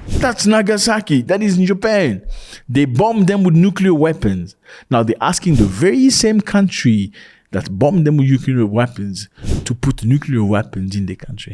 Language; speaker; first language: English; non-native, fluent; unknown